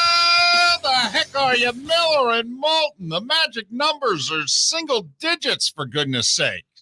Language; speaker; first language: English; native; English